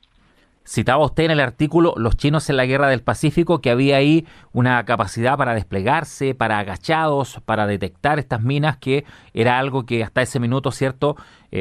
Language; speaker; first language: Spanish; native; Spanish